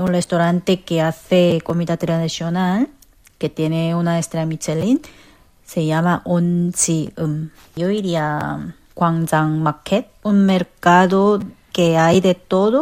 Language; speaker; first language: Spanish; non-native, learner; Korean